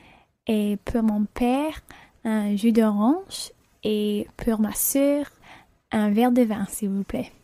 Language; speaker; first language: French; non-native, learner; English